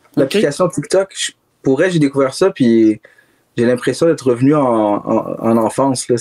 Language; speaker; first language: French; native; French